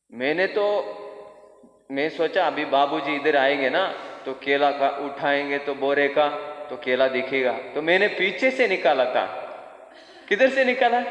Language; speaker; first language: Hindi; non-native, local second language; Kannada